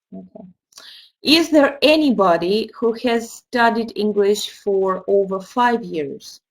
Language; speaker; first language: English; non-native, fluent; Russian